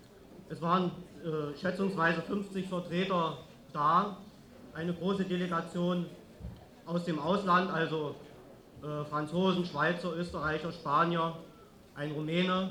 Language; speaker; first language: German; native; German